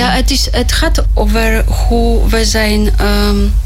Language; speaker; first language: Dutch; non-native, learner; Polish